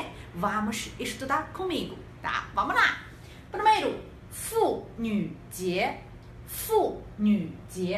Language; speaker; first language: Portuguese; non-native, learner; Chinese